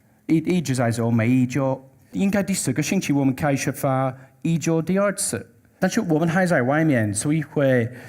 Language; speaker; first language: Chinese; non-native, learner; English